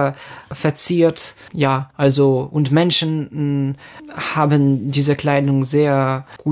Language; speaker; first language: German; non-native, fluent; Ukrainian